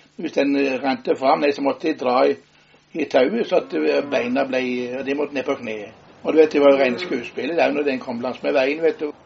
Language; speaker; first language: Norwegian; native; Norwegian